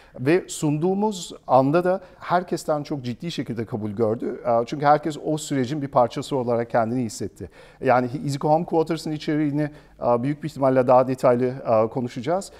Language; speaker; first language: Turkish; early bilingual, heritage; Turkish